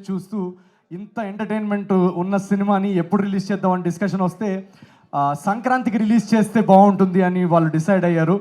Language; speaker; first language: Telugu; native; Telugu